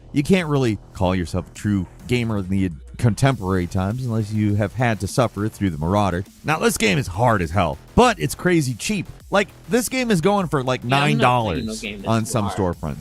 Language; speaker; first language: English; native; English